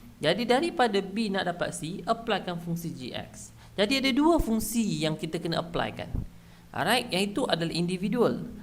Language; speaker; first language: Malay; native; Malay